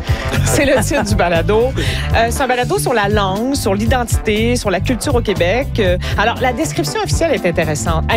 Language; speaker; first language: French; native; French